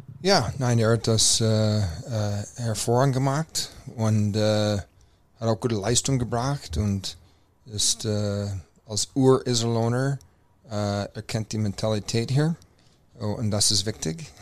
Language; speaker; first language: German; non-native, fluent; English